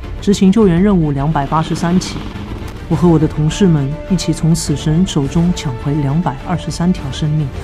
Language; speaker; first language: Chinese; native; Chinese